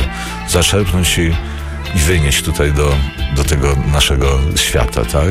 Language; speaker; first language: Polish; native; Polish